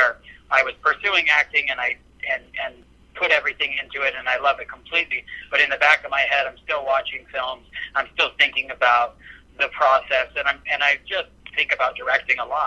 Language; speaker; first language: English; native; English